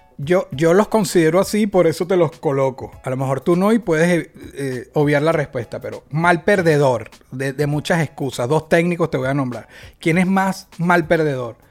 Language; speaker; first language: Spanish; native; Spanish